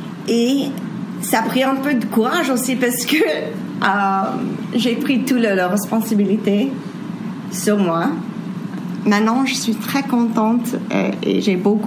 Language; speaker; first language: French; non-native, fluent; English